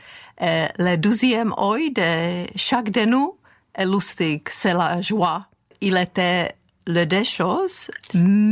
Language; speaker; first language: French; non-native, fluent; Czech